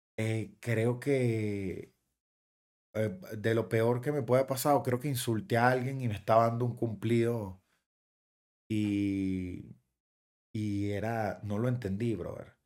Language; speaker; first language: Spanish; native; Spanish